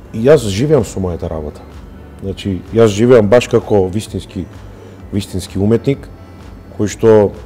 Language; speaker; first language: Macedonian; native; Macedonian